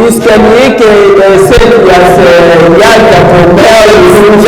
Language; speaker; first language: Danish; early bilingual, other home language; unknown